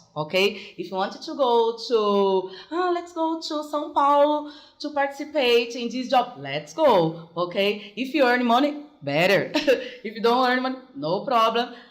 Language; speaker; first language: English; non-native, fluent; Portuguese